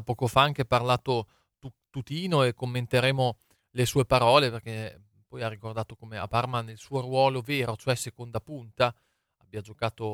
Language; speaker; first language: Italian; native; Italian